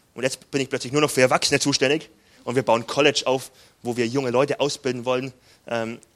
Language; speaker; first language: German; native; German